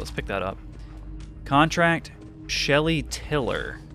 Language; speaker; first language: English; native; English